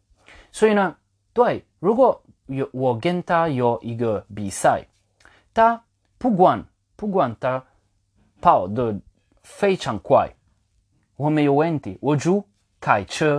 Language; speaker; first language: Chinese; non-native, fluent; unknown